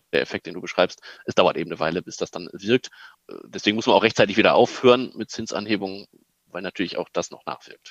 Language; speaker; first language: German; native; German